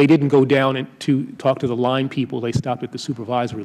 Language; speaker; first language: English; native; English